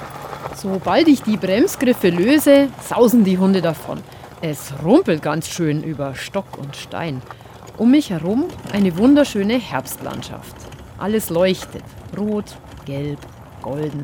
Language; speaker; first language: German; native; German